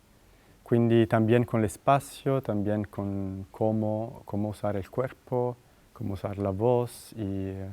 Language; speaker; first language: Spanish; non-native, fluent; Italian